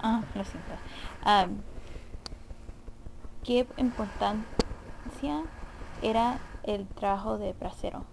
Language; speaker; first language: Spanish; early bilingual, heritage; Spanish